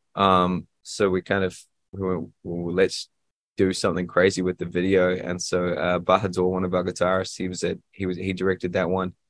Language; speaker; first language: English; native; English